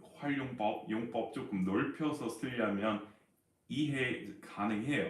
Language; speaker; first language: Korean; non-native, fluent; English